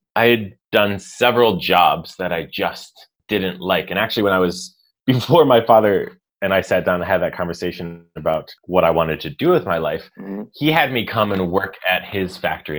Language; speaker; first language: English; native; English